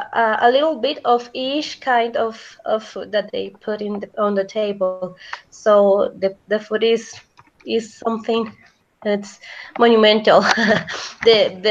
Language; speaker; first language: English; non-native, fluent; Spanish